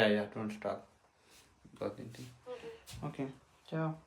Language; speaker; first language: German; non-native, learner; Urdu